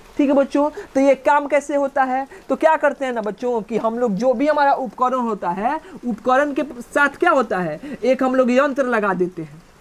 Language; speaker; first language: Hindi; native; Hindi